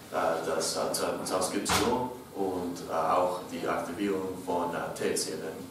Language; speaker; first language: German; non-native, learner; English